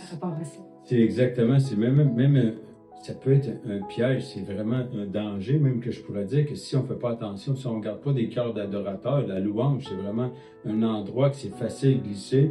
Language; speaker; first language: French; native; French